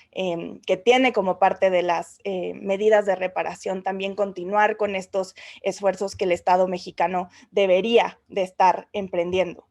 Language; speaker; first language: Spanish; native; Spanish